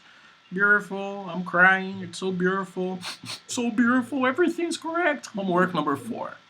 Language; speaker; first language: English; non-native, fluent; Portuguese